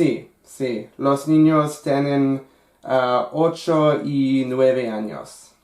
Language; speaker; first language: Spanish; non-native, learner; English